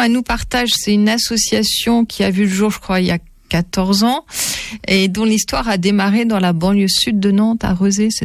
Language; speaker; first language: French; native; French